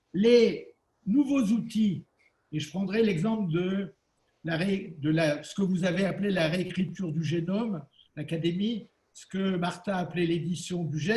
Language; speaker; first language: French; native; French